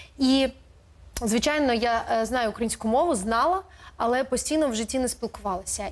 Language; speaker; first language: Ukrainian; non-native, local second language; Russian